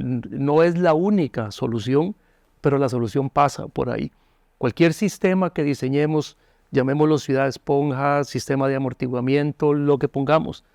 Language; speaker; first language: Spanish; native; Spanish